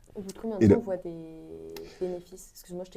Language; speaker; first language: French; native; French